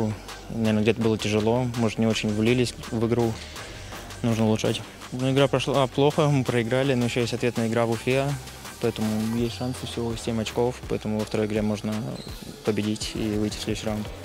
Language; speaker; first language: Russian; native; Russian